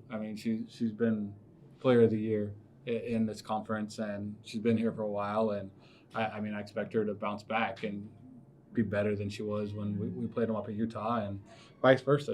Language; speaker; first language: English; native; English